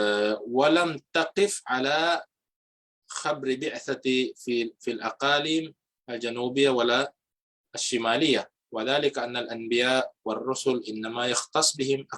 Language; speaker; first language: Arabic; non-native, fluent; Filipino